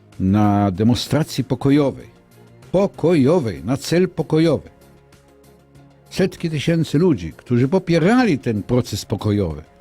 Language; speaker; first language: Polish; non-native, fluent; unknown